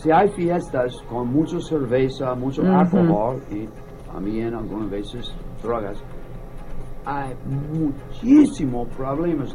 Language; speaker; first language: Spanish; non-native, learner; English